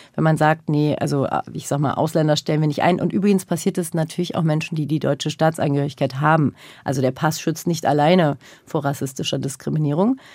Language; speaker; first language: German; early bilingual, other home language; Turkish